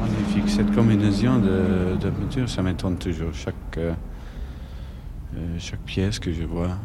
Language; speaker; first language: French; non-native, fluent; German